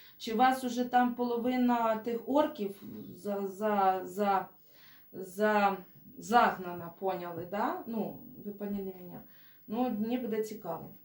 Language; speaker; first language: Ukrainian; non-native, local second language; Russian